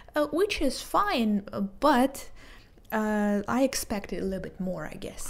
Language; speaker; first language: English; non-native, fluent; Hebrew